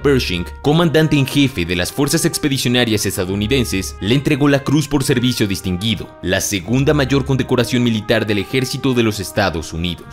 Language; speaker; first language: Spanish; native; Spanish